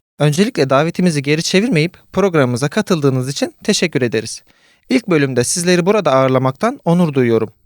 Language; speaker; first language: Turkish; native; Turkish